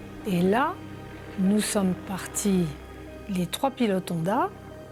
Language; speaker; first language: French; native; French